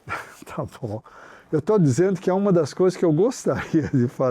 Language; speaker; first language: Portuguese; native; Portuguese